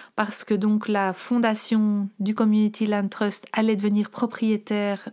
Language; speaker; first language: French; native; French